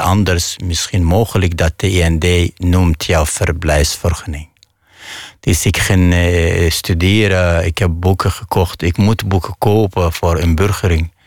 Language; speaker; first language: Dutch; non-native, fluent; Arabic